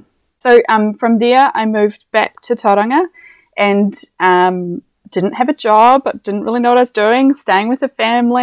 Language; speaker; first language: English; native; English